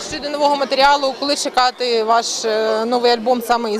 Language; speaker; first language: Ukrainian; native; Ukrainian